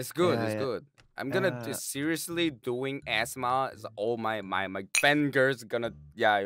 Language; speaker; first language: English; non-native, learner; Korean